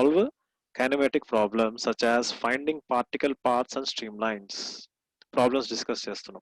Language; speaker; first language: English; non-native, local second language; Telugu